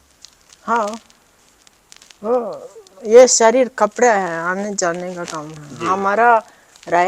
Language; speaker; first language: Hindi; non-native, learner; Italian